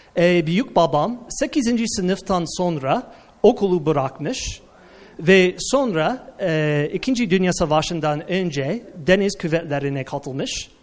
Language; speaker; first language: Turkish; non-native, fluent; English